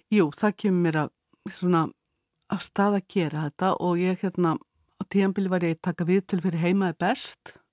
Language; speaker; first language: Icelandic; native; Icelandic